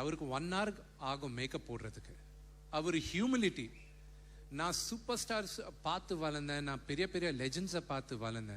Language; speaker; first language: Tamil; non-native, local second language; Telugu